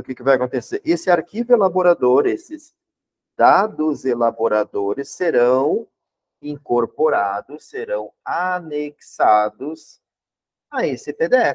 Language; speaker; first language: Portuguese; native; Portuguese